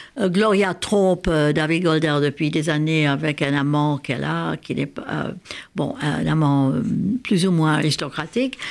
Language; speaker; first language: French; non-native, fluent; Hungarian